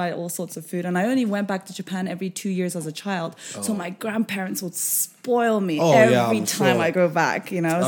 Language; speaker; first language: English; non-native, local second language; Japanese